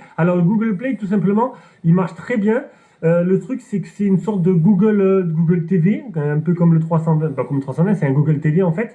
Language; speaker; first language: French; native; French